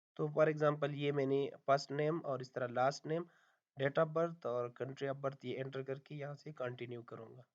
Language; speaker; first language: Hindi; non-native, local second language; Punjabi